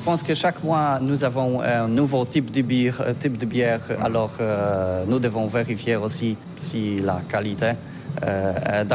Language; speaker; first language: French; non-native, learner; Polish